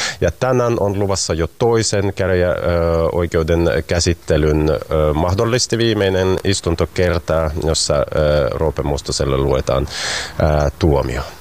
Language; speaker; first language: Finnish; non-native, fluent; Russian